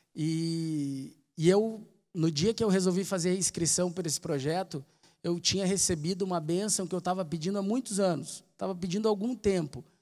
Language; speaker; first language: Portuguese; native; Portuguese